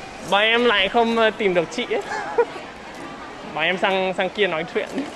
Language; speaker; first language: Vietnamese; non-native, fluent; English